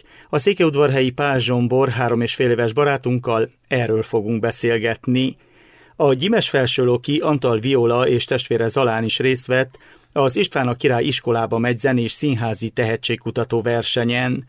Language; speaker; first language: Hungarian; native; Hungarian